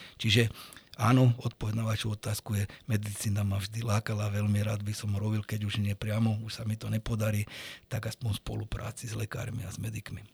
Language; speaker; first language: Slovak; native; Slovak